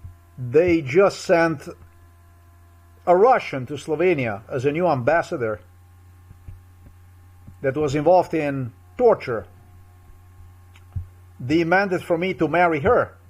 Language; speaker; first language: English; non-native, fluent; Slovenian